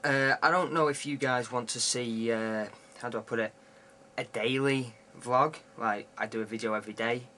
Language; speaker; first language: English; native; English